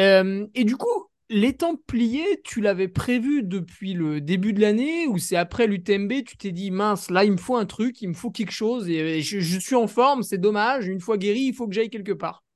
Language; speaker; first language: French; native; French